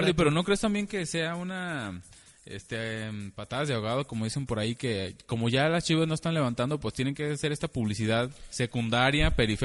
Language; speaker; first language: Spanish; native; Spanish